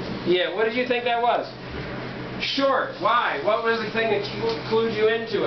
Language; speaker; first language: English; native; English